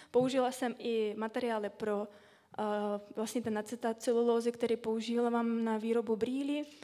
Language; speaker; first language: Czech; non-native, fluent; Russian